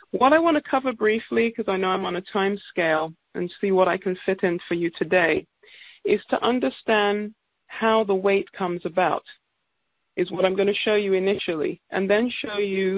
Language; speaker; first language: English; native; English